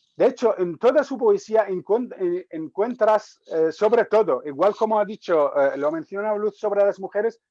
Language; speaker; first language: Spanish; non-native, fluent; Arabic